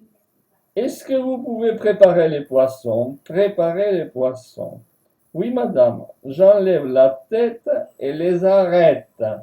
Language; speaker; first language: French; non-native, fluent; Spanish